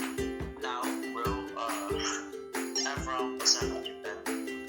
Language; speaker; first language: English; non-native, learner; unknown